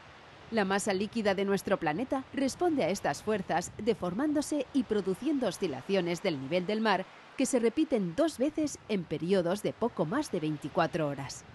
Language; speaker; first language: Spanish; native; Spanish